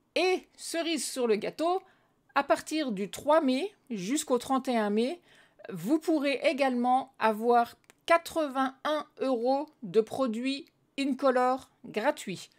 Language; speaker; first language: French; native; French